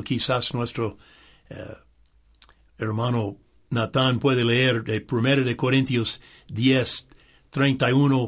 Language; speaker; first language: Spanish; non-native, fluent; English